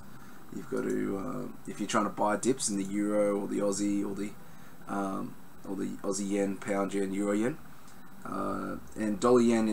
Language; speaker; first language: English; native; English